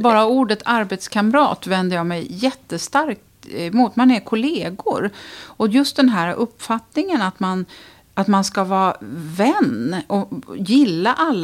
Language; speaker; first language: Swedish; native; Swedish